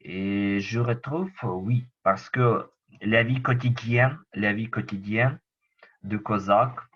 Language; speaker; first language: French; non-native, learner; Ukrainian